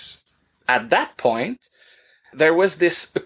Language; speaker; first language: English; non-native, fluent; French